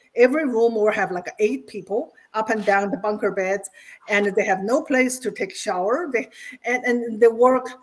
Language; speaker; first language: English; non-native, fluent; Chinese